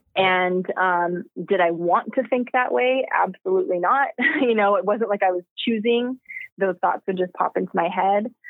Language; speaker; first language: English; native; English